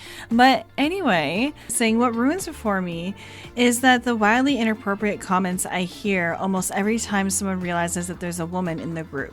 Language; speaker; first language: English; native; English